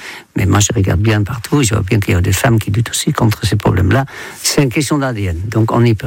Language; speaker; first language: French; non-native, fluent; Dutch